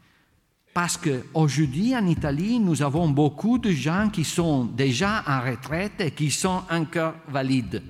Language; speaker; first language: French; non-native, fluent; Italian